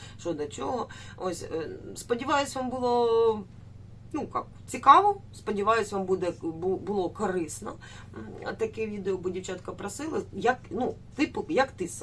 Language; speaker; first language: Ukrainian; native; Ukrainian